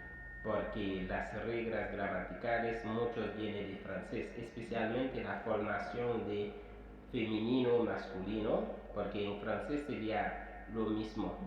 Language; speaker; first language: Spanish; non-native, fluent; Haitian Creole